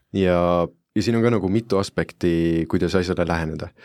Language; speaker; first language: Estonian; non-native, fluent; Italian